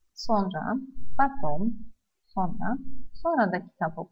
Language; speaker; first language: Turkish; non-native, fluent; Russian